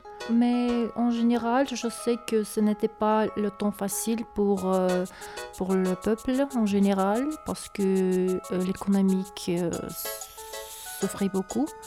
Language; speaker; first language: French; non-native, learner; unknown